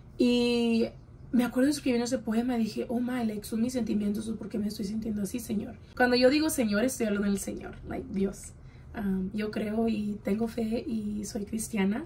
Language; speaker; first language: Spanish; early bilingual, heritage; Spanish